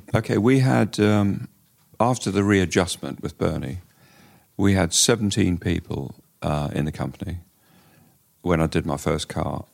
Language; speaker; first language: English; native; English